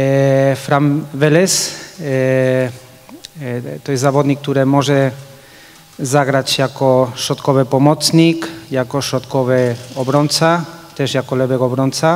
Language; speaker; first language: Polish; non-native, fluent; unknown